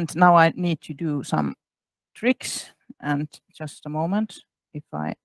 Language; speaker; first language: English; non-native, fluent; Finnish